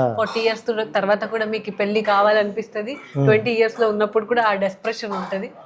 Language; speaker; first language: Telugu; non-native, fluent; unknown